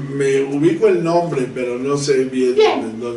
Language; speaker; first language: Spanish; native; Spanish